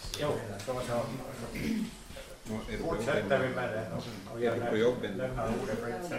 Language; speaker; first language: Swedish; native; Swedish